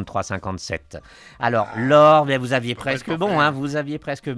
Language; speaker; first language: French; native; French